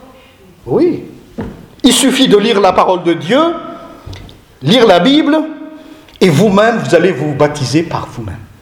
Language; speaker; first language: French; non-native, local second language; Malagasy